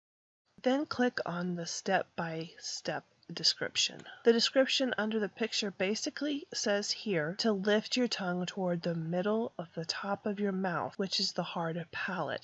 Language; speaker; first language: English; native; English